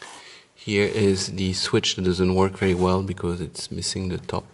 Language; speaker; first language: English; non-native, fluent; French